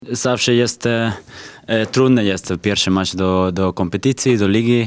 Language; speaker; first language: Polish; non-native, learner; Spanish